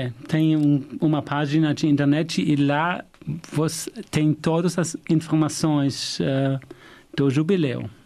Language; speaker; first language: Portuguese; non-native, fluent; German